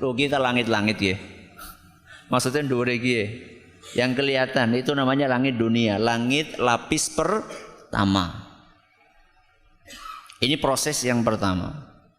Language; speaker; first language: Indonesian; native; Indonesian